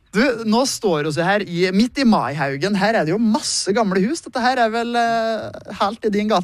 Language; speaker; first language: Norwegian; native; Norwegian